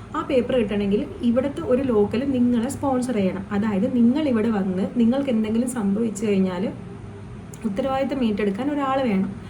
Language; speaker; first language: Malayalam; non-native, local second language; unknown